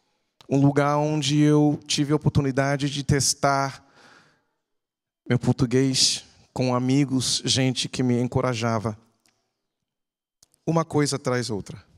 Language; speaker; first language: Portuguese; non-native, fluent; English